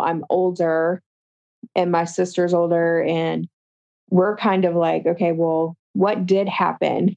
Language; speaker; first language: English; native; English